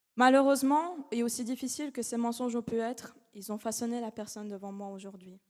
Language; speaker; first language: French; non-native, fluent; Russian